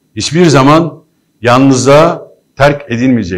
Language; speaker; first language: Turkish; native; Turkish